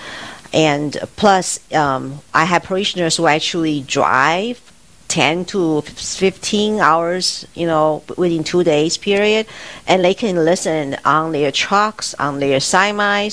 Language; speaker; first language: English; non-native, fluent; Chinese